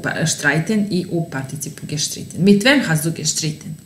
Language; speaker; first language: German; non-native, fluent; Serbian